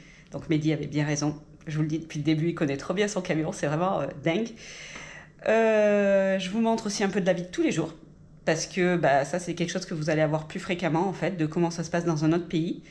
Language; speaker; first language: French; native; French